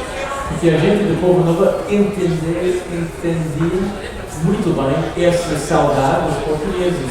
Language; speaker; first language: Portuguese; non-native, learner; English